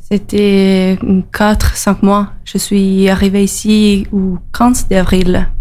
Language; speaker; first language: French; non-native, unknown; Italian